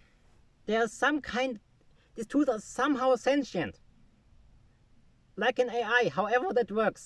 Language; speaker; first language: English; non-native, fluent; German